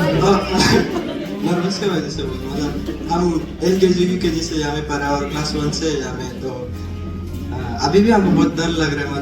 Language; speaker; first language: Hindi; non-native, local second language; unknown